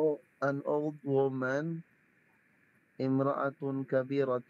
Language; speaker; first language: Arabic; non-native, learner; Filipino